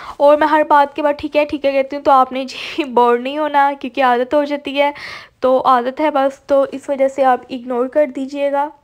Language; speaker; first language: Urdu; native; Urdu